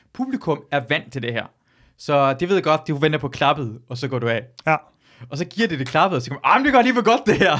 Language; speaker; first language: Danish; early bilingual, other home language; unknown